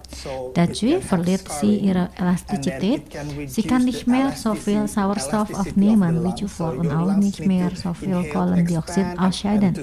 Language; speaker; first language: German; non-native, fluent; Indonesian